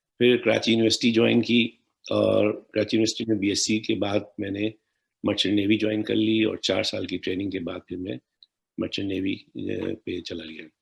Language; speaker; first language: Urdu; native; Urdu